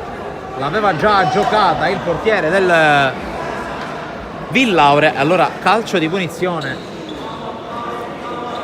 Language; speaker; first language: Italian; native; Italian